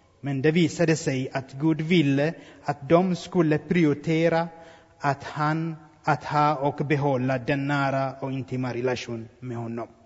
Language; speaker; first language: Swedish; non-native, fluent; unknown